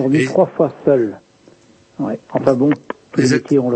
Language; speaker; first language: French; native; French